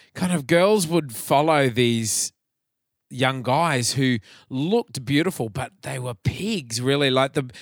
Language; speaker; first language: English; native; English